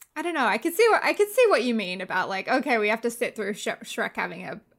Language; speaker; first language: English; native; English